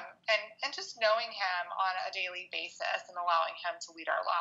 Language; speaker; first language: English; native; English